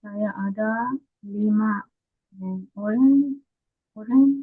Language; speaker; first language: Indonesian; non-native, learner; Persian